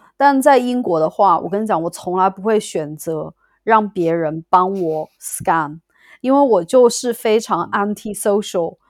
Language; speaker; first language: Chinese; native; Chinese